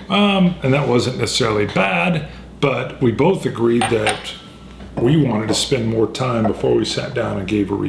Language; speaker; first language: English; native; English